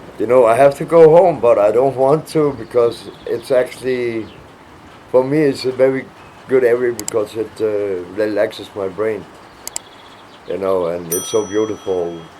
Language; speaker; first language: English; non-native, fluent; Danish